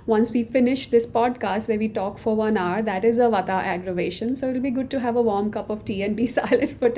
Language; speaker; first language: English; non-native, local second language; Hindi